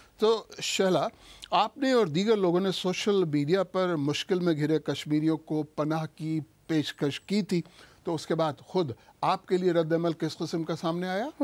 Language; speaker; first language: Urdu; native; Urdu